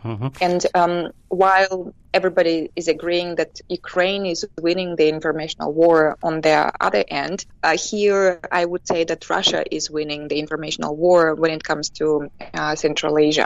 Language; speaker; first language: English; non-native, fluent; Kyrgyz